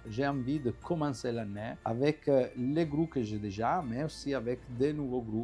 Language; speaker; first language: French; non-native, fluent; Italian